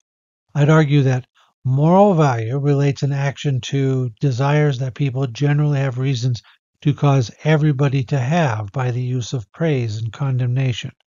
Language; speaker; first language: English; native; English